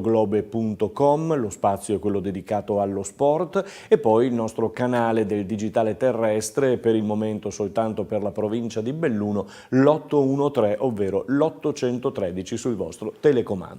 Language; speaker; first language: Italian; native; Italian